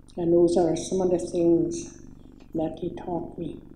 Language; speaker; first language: English; native; English